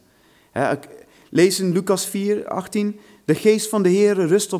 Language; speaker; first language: Dutch; non-native, fluent; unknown